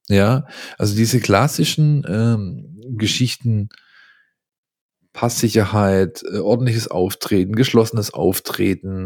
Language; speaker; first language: German; native; German